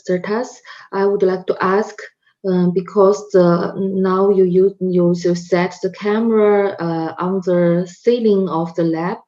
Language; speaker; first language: English; non-native, local second language; Chinese